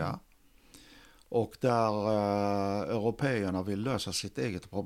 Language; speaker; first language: Swedish; non-native, fluent; Arabic